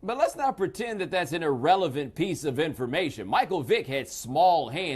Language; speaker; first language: English; native; English